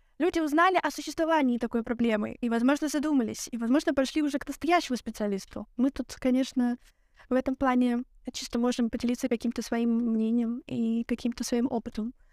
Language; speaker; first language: Russian; native; Russian